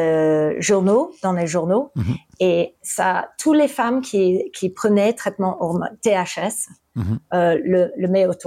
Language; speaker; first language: French; early bilingual, heritage; English